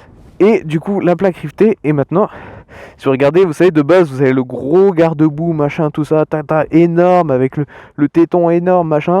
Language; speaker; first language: French; native; French